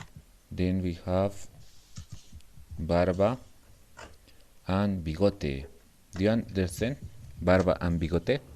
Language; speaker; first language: English; non-native, learner; Spanish